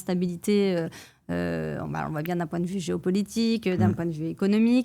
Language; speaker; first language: French; native; French